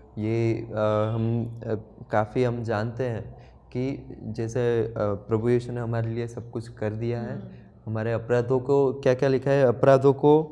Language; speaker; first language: Hindi; non-native, local second language; Gujarati